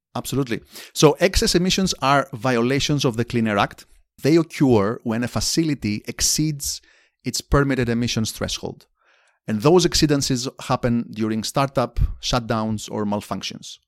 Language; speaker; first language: English; non-native, fluent; Greek